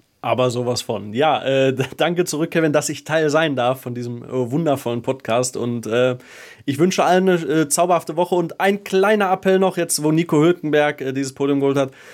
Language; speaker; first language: German; native; German